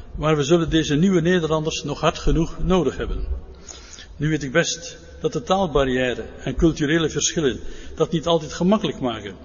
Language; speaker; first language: Dutch; native; Dutch